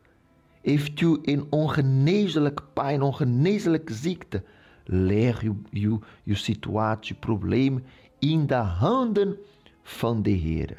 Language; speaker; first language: Dutch; non-native, local second language; Portuguese